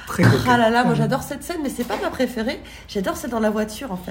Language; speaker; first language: French; native; French